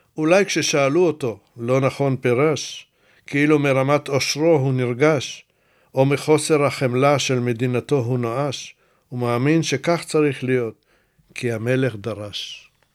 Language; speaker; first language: Hebrew; early bilingual, other home language; Russian